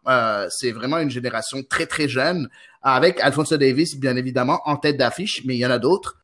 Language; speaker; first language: French; non-native, local second language; Arabic